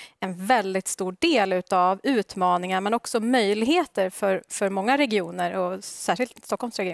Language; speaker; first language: Swedish; native; Swedish